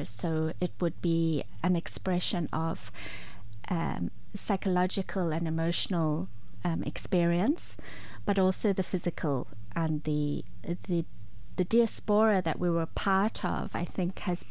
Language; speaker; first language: English; native; English